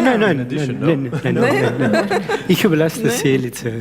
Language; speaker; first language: German; early bilingual, other home language; Slovenian